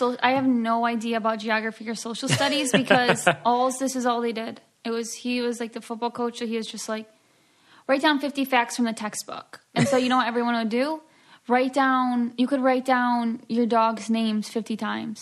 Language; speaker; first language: English; native; English